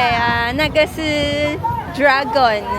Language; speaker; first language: Chinese; non-native, learner; Filipino